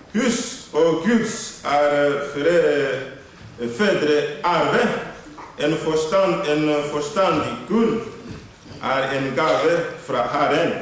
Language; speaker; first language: Swedish; non-native, learner; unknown